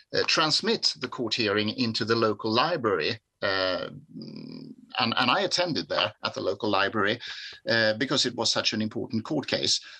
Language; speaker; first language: English; non-native, fluent; Swedish